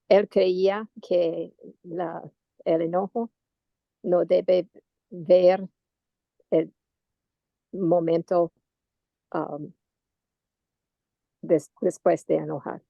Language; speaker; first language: Spanish; non-native, learner; English